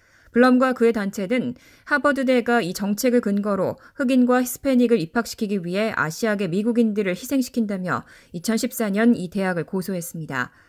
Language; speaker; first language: Korean; native; Korean